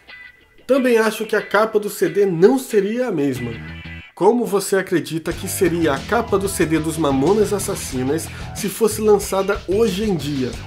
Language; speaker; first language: Portuguese; native; Portuguese